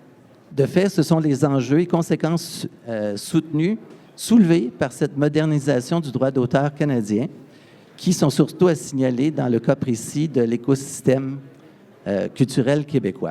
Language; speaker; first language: French; native; French